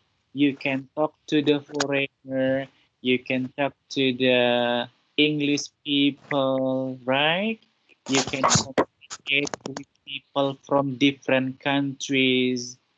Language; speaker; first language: English; non-native, fluent; Indonesian